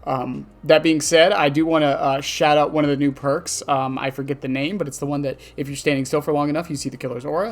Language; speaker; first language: English; native; English